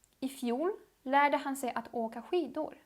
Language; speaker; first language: Swedish; non-native, fluent; Polish